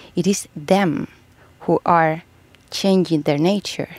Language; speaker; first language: English; non-native, fluent; Spanish